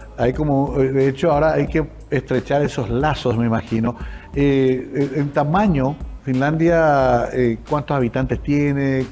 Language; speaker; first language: Spanish; native; Spanish